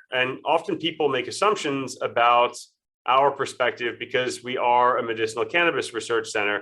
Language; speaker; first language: English; native; English